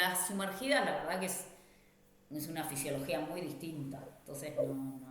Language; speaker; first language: Spanish; native; Spanish